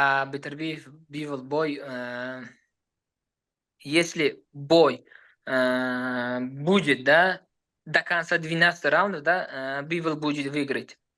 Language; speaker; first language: Russian; non-native, learner; Uzbek